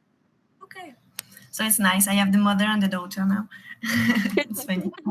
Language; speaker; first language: English; non-native, fluent; French